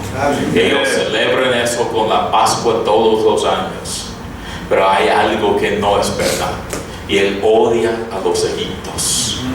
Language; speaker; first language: Spanish; non-native, fluent; English